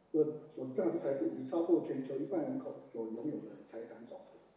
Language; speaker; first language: Chinese; native; Chinese